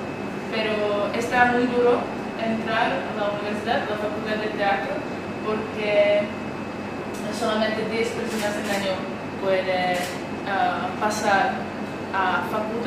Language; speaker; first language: Spanish; non-native, learner; Czech